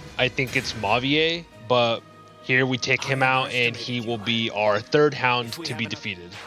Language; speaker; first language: English; native; English